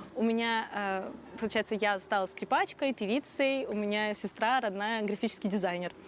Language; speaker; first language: Russian; non-native, local second language; Crimean Tatar